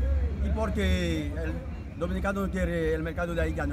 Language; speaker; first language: Spanish; non-native, learner; Haitian Creole